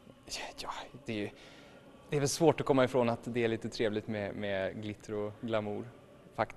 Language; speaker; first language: Swedish; native; Swedish